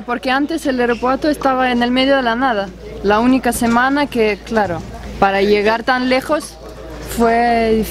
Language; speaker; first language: Spanish; non-native, fluent; Russian